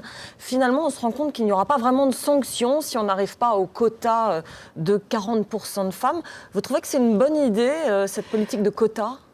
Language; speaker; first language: French; native; French